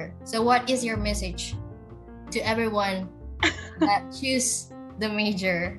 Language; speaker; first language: English; non-native, fluent; Indonesian